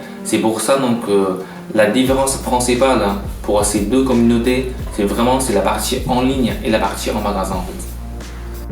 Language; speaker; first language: French; non-native, fluent; Chinese